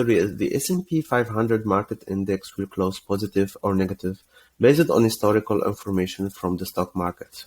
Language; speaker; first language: English; non-native, fluent; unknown